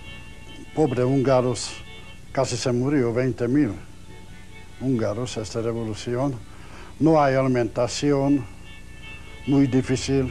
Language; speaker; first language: Spanish; non-native, learner; Hungarian